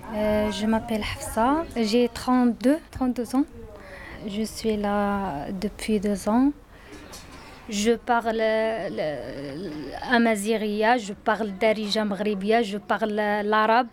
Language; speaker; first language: French; non-native, learner; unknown